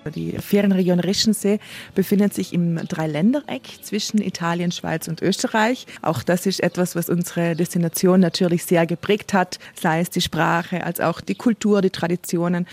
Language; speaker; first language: German; native; German